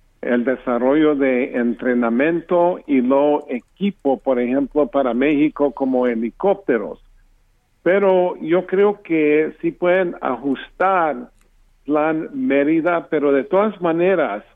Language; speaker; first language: Spanish; early bilingual, heritage; English